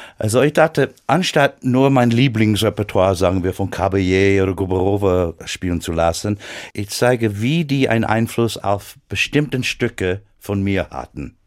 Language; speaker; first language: German; non-native, fluent; English